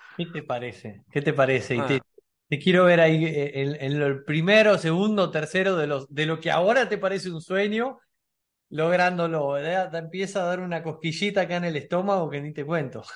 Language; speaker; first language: Spanish; native; Spanish